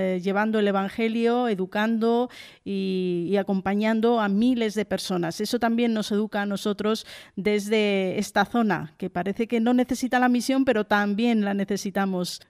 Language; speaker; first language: Spanish; native; Spanish